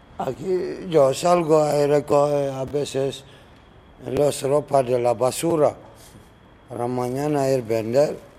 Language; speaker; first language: Spanish; non-native, learner; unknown